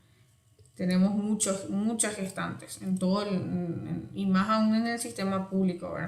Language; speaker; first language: Spanish; native; Spanish